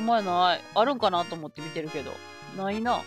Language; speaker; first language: Japanese; native; Japanese